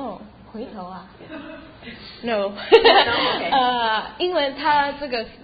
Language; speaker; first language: Chinese; early bilingual, heritage; Chinese